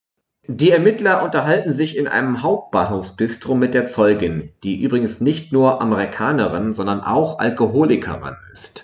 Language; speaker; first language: German; native; German